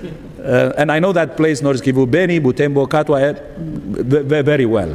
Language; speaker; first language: English; non-native, fluent; Tigrinya